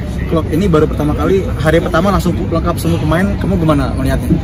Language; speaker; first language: Indonesian; native; Indonesian